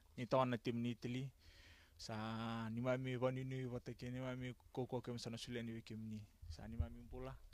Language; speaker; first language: Italian; non-native, learner; Fijian